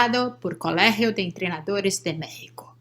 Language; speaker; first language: Spanish; non-native, learner; Portuguese